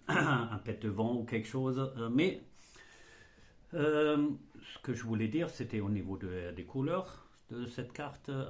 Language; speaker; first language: French; non-native, fluent; German